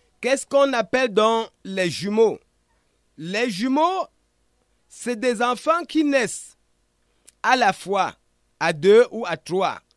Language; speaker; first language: French; non-native, local second language; Ghomala